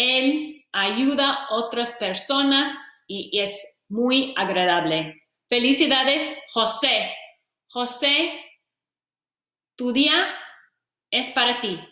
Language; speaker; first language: Spanish; non-native, fluent; English